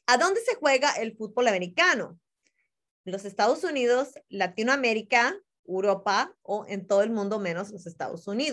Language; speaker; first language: Spanish; non-native, fluent; English